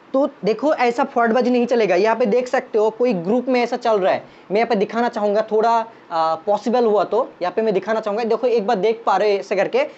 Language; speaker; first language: Hindi; non-native, local second language; Bangla